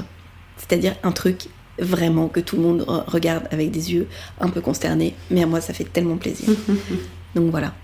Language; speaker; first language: French; native; French